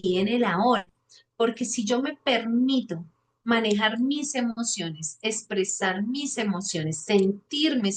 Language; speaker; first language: Spanish; native; Spanish